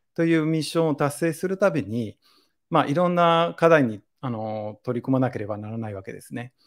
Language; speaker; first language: Japanese; non-native, fluent; Spanish